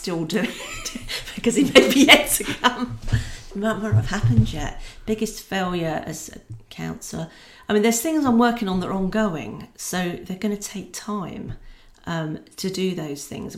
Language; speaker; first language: English; native; English